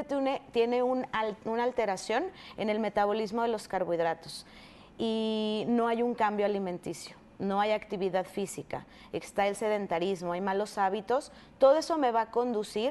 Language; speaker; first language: Spanish; native; Spanish